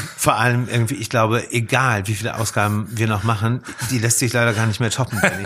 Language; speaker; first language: German; native; German